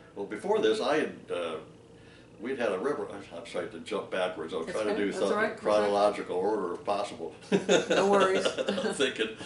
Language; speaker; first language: English; native; English